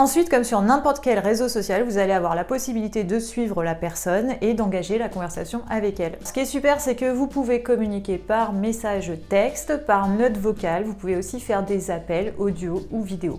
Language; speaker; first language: French; native; French